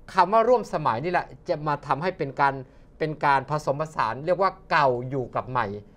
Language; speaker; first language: Thai; native; Thai